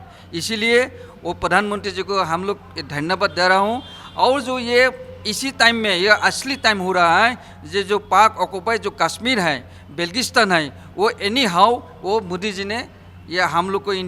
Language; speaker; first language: Hindi; non-native, local second language; Assamese